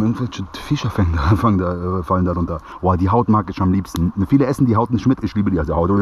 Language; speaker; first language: German; early bilingual, other home language; Bosnian